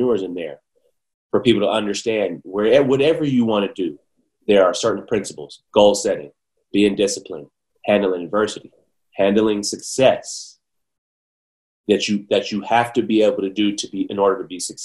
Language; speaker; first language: English; native; English